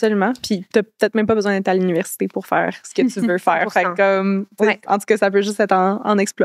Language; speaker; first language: French; native; French